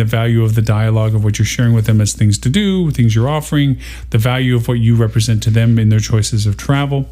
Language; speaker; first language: English; native; English